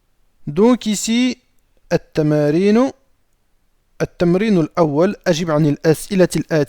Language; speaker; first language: Arabic; non-native, fluent; French